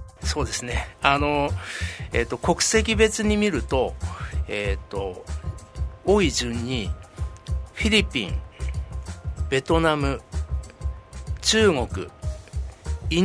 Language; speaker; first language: Japanese; native; Japanese